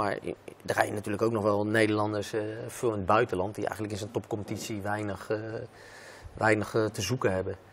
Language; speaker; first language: Dutch; native; Dutch